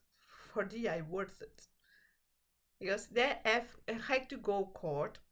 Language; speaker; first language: Danish; non-native, fluent; Portuguese